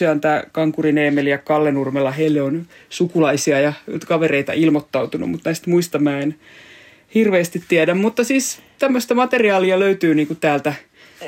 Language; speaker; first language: Finnish; native; Finnish